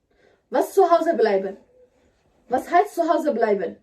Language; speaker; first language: German; non-native, learner; Somali